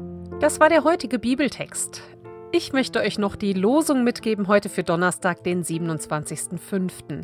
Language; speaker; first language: German; native; German